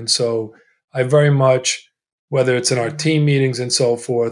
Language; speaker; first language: English; early bilingual, other home language; Italian